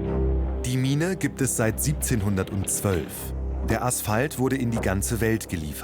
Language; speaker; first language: German; native; German